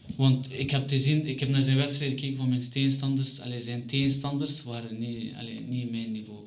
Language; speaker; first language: Dutch; non-native, fluent; Chechen